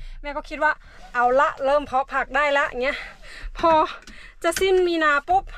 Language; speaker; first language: Thai; native; Thai